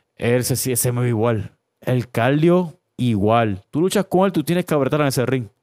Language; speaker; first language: Spanish; native; Spanish